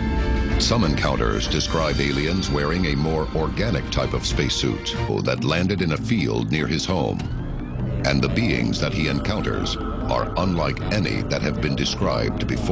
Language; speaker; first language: English; native; English